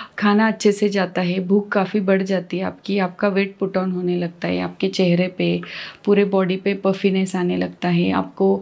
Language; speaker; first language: Hindi; non-native, local second language; Marathi